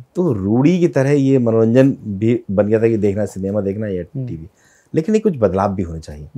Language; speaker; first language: Hindi; native; Hindi